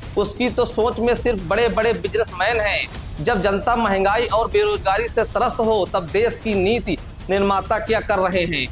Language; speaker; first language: Hindi; native; Hindi